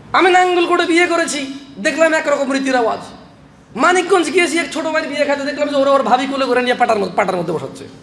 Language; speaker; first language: Bangla; early bilingual, heritage; Bangla